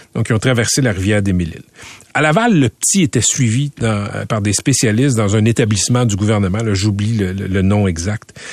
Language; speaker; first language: French; native; French